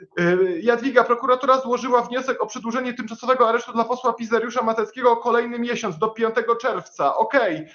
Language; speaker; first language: Polish; native; Polish